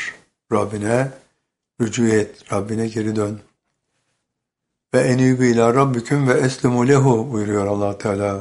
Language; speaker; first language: Turkish; native; Turkish